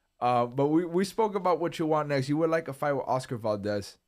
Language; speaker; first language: English; early bilingual, other home language; Spanish